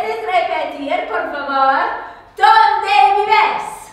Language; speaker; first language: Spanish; non-native, learner; English